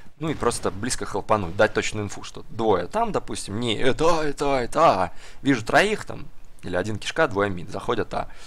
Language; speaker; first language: Russian; native; Russian